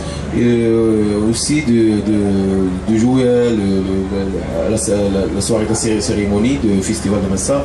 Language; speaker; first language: French; non-native, fluent; Tachelhit